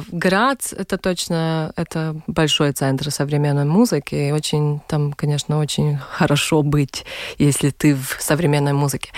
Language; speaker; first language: Russian; non-native, local second language; Latvian